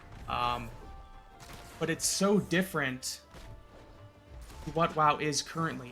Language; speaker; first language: English; native; English